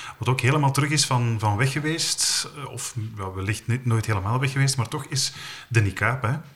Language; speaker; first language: Dutch; native; Dutch